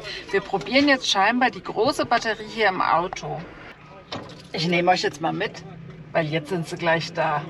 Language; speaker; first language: German; native; German